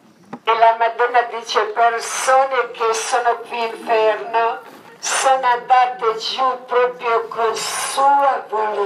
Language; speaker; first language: Italian; non-native, learner; Croatian